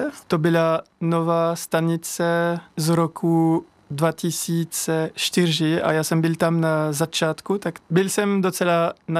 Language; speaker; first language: Czech; non-native, learner; French